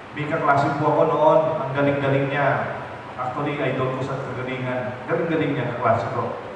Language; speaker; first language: Filipino; non-native, local second language; Pampanga